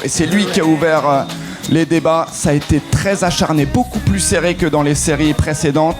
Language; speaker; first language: French; native; French